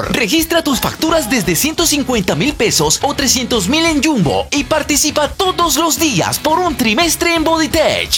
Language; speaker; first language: Spanish; native; Spanish